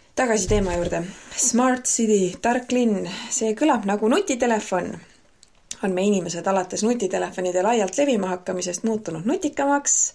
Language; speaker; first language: Estonian; native; Estonian